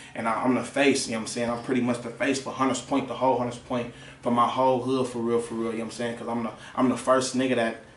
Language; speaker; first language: English; native; English